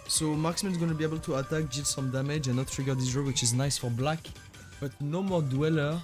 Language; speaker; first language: English; non-native, fluent; French